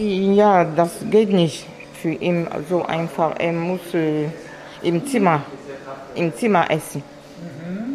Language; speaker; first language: German; non-native, learner; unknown